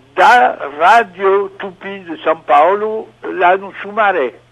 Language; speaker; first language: Portuguese; non-native, fluent; French